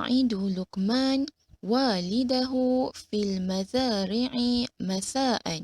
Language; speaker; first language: Arabic; non-native, fluent; Malay